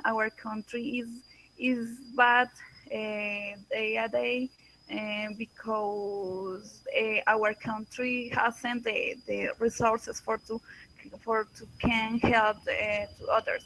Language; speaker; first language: English; non-native, learner; Spanish